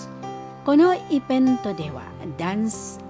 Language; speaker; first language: Japanese; non-native, fluent; Indonesian